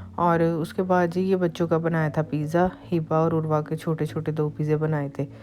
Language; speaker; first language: Urdu; native; Urdu